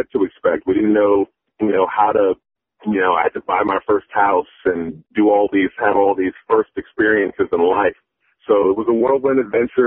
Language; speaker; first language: English; native; English